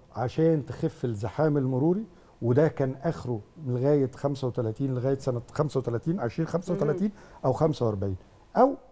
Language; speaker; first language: Egyptian Arabic; native; Egyptian Arabic